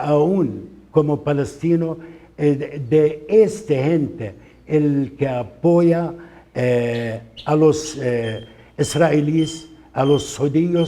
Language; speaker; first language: Spanish; non-native, fluent; Arabic